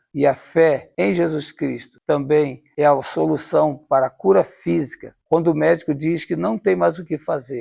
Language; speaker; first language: Portuguese; native; Portuguese